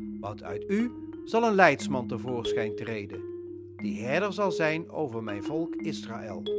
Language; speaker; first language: Dutch; native; Dutch